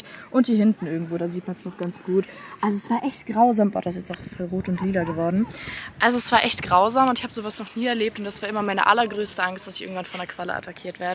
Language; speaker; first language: German; native; German